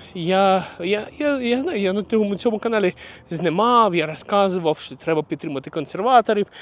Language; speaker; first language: Ukrainian; non-native, local second language; Russian